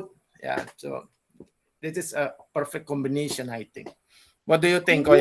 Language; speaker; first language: English; non-native, learner; Indonesian